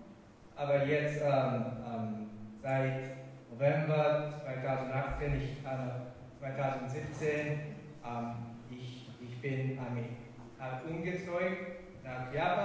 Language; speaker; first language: German; non-native, learner; Japanese